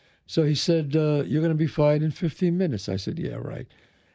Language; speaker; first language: English; native; English